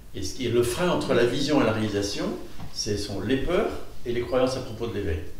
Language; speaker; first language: French; native; French